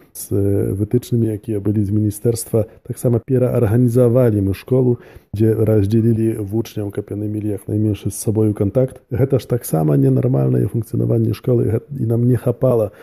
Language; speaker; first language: Belarusian; native; Belarusian